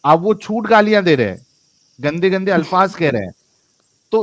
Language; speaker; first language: Hindi; native; Hindi